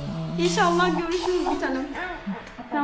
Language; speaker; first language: Turkish; native; Turkish